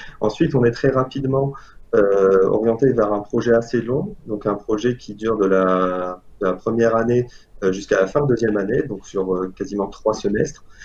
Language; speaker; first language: French; non-native, local second language; Arabic